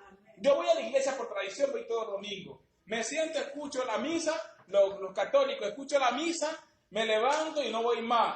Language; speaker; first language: Spanish; native; Spanish